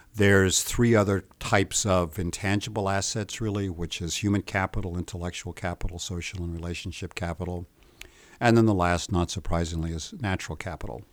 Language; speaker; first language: English; native; English